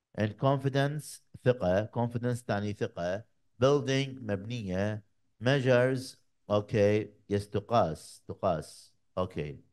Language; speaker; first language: English; non-native, fluent; Arabic